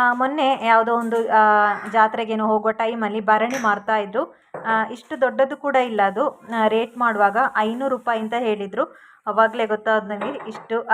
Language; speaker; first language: Kannada; non-native, local second language; Tulu